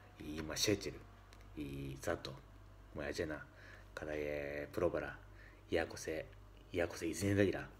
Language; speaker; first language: Serbian; non-native, learner; Japanese